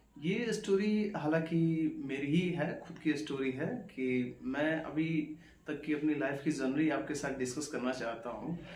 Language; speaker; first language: Hindi; native; Hindi